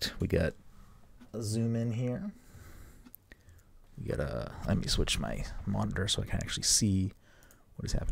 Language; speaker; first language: English; native; English